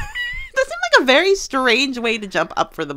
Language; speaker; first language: English; native; English